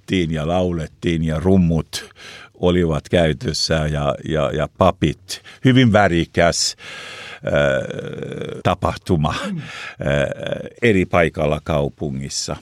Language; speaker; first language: Finnish; non-native, local second language; Swedish